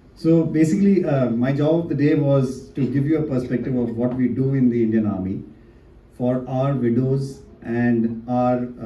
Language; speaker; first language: English; non-native, local second language; Hindi